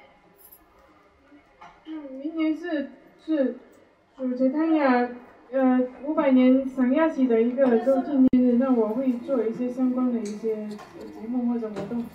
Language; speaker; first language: Chinese; native; Chinese